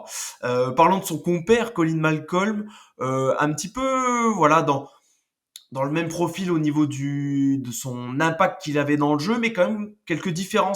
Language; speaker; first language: French; native; French